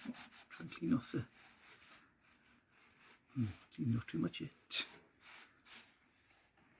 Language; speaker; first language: English; native; English